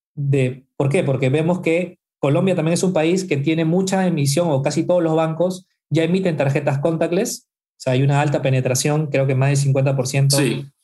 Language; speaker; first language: Spanish; native; Spanish